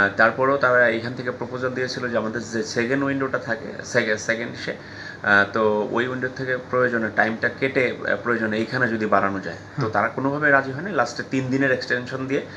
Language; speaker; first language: Bangla; native; Bangla